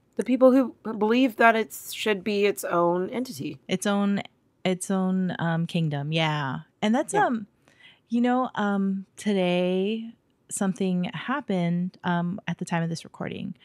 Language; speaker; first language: English; native; English